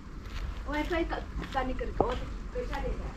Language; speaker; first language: Hindi; non-native, local second language; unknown